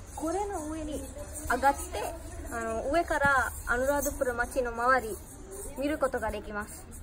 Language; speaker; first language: Japanese; non-native, fluent; Sinhala